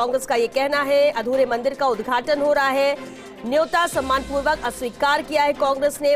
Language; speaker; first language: Hindi; native; Hindi